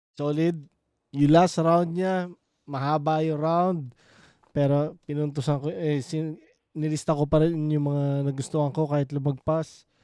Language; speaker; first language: Filipino; native; Filipino